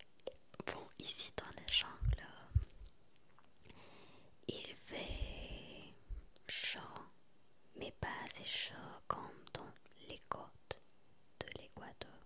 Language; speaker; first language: French; non-native, learner; Spanish